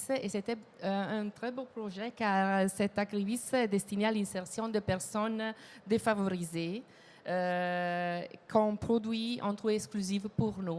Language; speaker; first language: French; non-native, fluent; Italian